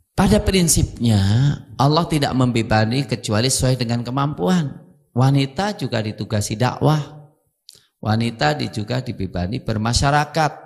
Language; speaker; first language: Indonesian; native; Indonesian